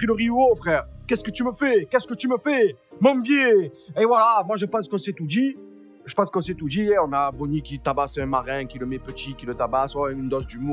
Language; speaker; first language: French; native; French